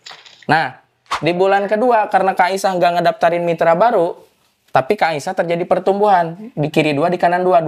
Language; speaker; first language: Indonesian; native; Indonesian